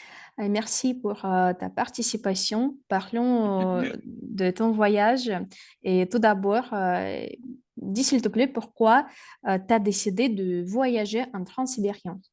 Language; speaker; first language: French; non-native, fluent; Russian